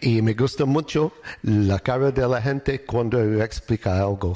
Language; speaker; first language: Spanish; non-native, learner; English